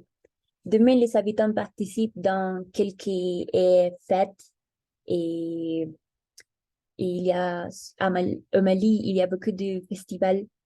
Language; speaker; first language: French; non-native, learner; Spanish